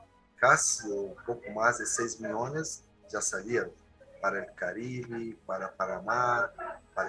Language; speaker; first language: Spanish; non-native, learner; Portuguese